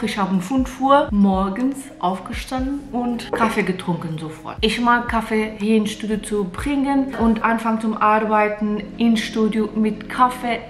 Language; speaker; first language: German; non-native, fluent; Portuguese